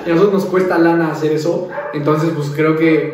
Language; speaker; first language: Spanish; native; Spanish